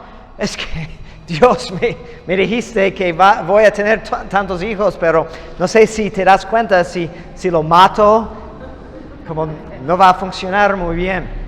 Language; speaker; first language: Spanish; non-native, fluent; English